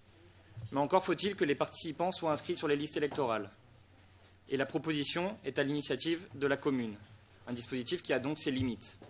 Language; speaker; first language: French; native; French